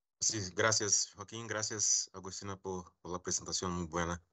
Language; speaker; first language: Spanish; non-native, learner; Portuguese